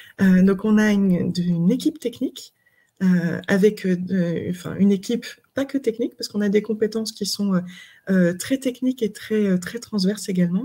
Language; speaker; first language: French; native; French